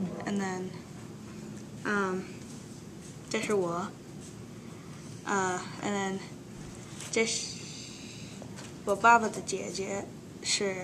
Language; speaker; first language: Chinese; non-native, learner; English